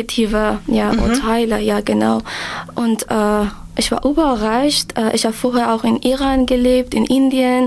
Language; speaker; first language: German; non-native, learner; Persian